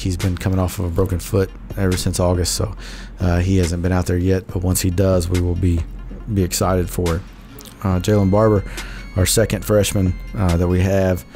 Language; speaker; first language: English; native; English